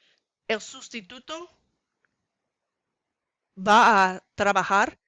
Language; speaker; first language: Spanish; non-native, learner; English